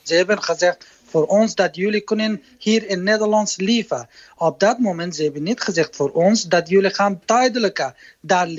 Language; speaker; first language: Dutch; non-native, learner; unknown